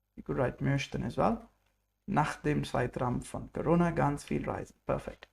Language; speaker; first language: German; non-native, fluent; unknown